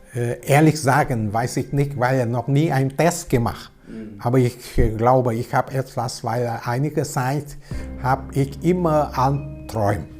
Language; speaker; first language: German; non-native, learner; Vietnamese